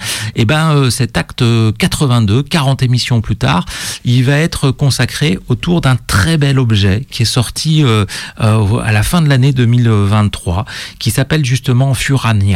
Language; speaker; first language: French; native; French